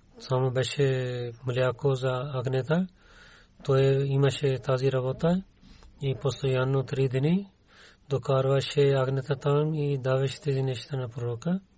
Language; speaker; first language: Bulgarian; non-native, learner; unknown